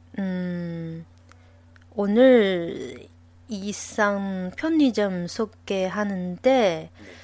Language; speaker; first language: Korean; non-native, fluent; Chinese